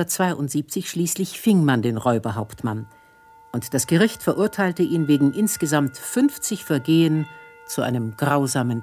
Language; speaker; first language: German; native; German